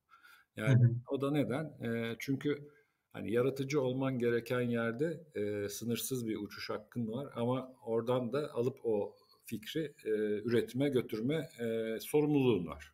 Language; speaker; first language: Turkish; native; Turkish